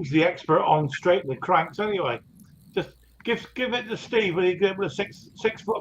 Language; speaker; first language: English; native; English